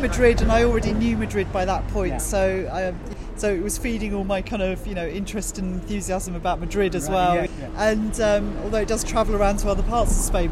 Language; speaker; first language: English; native; English